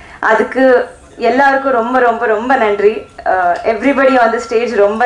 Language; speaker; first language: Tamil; non-native, learner; Telugu